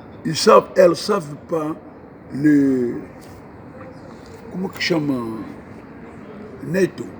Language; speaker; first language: French; non-native, learner; Portuguese